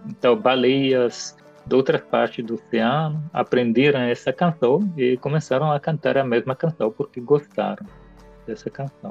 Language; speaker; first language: Portuguese; non-native, fluent; Italian